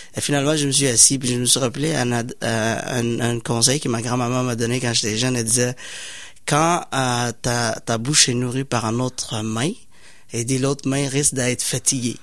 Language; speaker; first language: French; non-native, fluent; Somali